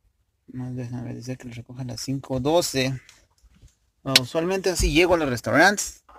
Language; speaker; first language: Spanish; early bilingual, heritage; Spanish